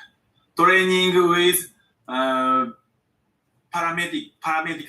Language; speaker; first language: English; non-native, learner; Japanese